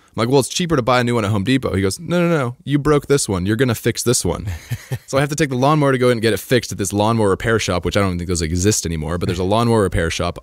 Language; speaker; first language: English; native; English